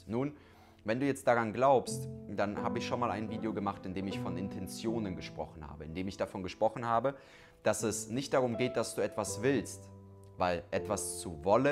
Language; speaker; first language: German; native; German